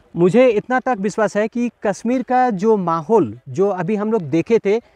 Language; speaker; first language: Hindi; non-native, local second language; Bangla